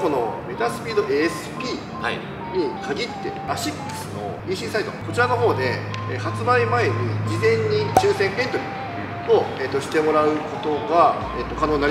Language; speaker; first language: Japanese; native; Japanese